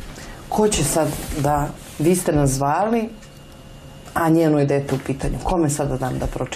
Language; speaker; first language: Serbian; native; Serbian